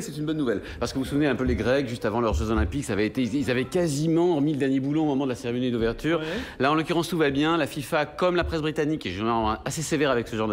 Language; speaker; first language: French; native; French